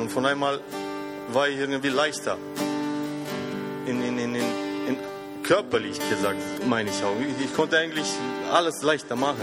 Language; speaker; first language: German; non-native, fluent; Romanian